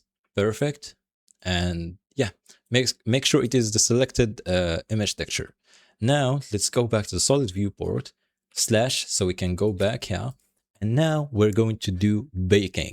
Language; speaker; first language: English; non-native, fluent; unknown